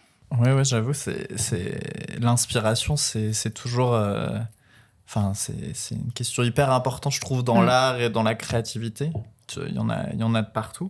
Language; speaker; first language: French; native; French